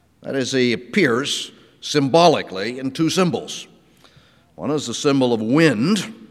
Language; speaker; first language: English; native; English